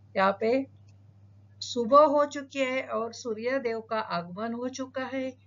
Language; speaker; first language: Hindi; non-native, local second language; Marathi